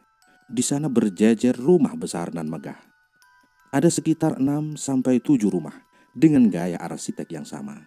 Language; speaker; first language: Indonesian; native; Indonesian